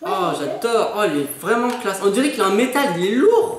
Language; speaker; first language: French; native; French